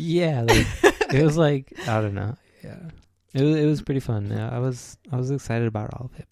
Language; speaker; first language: English; native; English